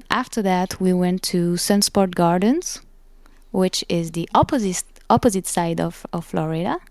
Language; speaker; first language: English; non-native, fluent; French